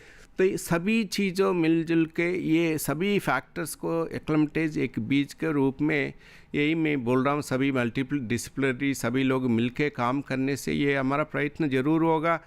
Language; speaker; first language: Hindi; non-native, local second language; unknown